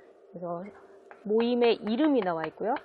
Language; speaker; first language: Korean; native; Korean